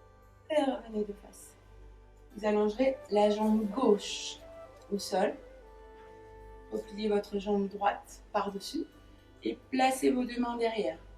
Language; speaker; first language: French; native; French